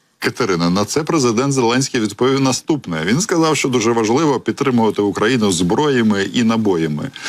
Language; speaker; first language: Ukrainian; native; Ukrainian